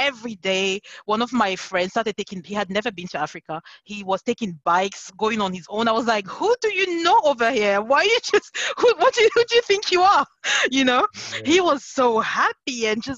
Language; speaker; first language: English; non-native, local second language; French